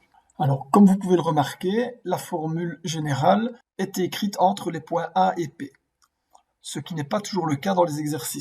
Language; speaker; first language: French; native; French